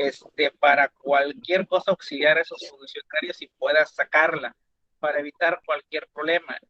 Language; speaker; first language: Spanish; native; Spanish